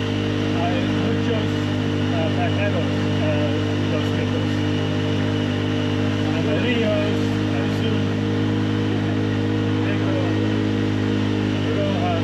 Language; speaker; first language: Spanish; non-native, learner; English